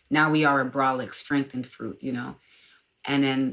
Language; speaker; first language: English; native; English